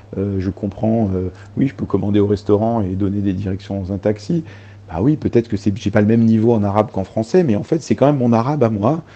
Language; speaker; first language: French; early bilingual, other home language; Arabic